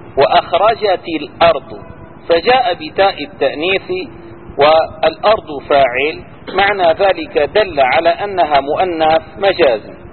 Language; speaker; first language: Arabic; native; Arabic